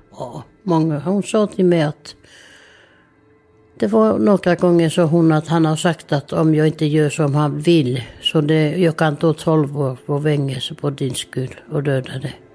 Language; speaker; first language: Swedish; non-native, fluent; Finnish